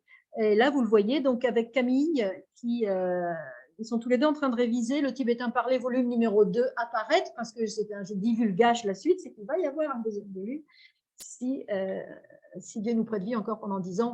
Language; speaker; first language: French; native; French